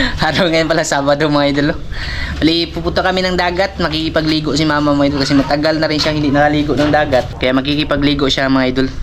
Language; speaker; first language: Filipino; non-native, local second language; Cebuano